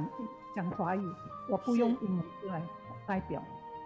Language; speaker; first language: Chinese; non-native, learner; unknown